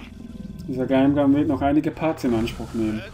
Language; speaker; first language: German; native; German